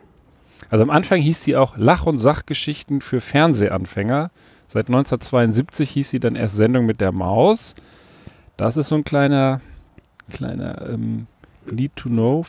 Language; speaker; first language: German; native; German